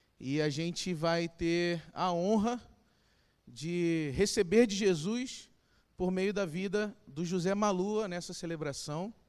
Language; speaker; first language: Portuguese; native; Portuguese